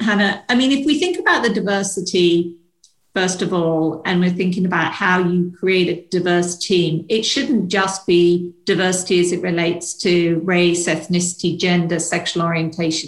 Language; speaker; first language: English; native; English